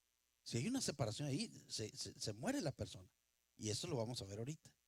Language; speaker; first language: Spanish; native; Spanish